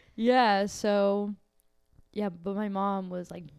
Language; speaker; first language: English; early bilingual, other home language; Portuguese